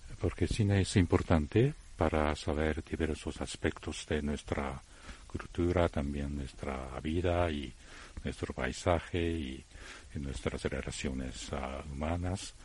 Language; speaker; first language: Spanish; non-native, fluent; Japanese